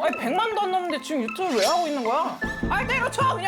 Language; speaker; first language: Korean; native; Korean